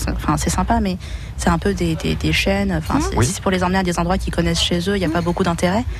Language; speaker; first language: French; native; French